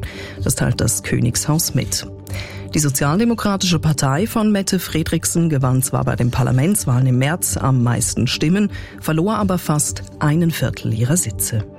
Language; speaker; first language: German; native; German